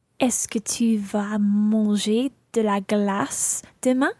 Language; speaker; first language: French; non-native, learner; English